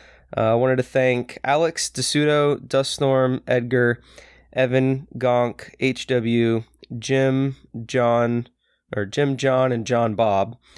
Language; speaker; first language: English; native; English